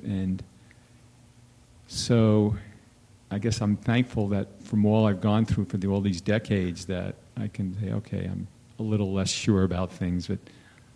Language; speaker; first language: English; native; English